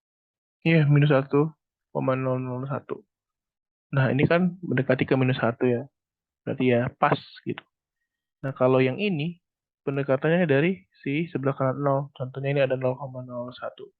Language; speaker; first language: Indonesian; native; Indonesian